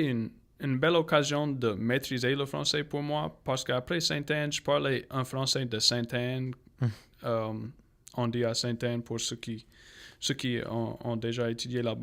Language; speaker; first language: French; non-native, local second language; English